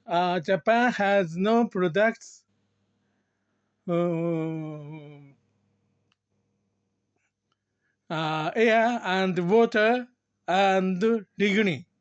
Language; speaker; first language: English; non-native, learner; Japanese